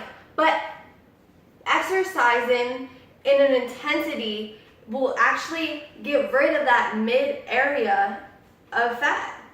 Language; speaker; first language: English; native; English